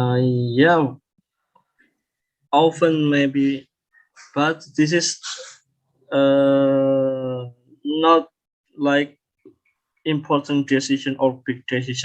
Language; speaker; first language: English; non-native, learner; Indonesian